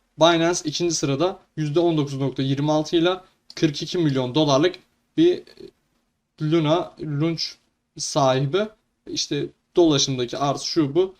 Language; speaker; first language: Turkish; native; Turkish